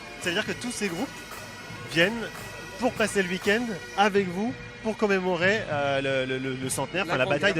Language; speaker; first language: French; native; French